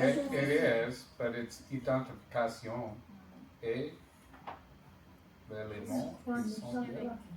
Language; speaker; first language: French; non-native, learner; English